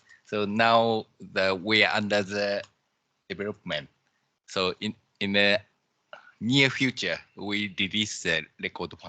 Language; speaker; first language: English; non-native, learner; Japanese